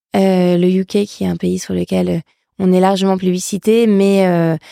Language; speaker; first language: French; native; French